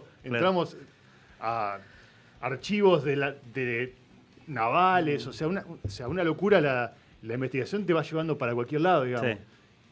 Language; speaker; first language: Spanish; native; Spanish